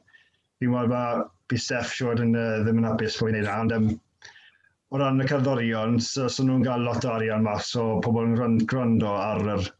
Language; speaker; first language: Welsh; native; Welsh